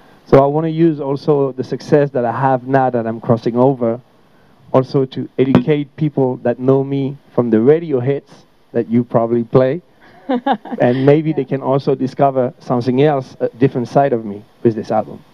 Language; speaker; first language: English; non-native, fluent; French